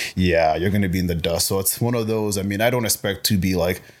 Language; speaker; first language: English; non-native, local second language; Yoruba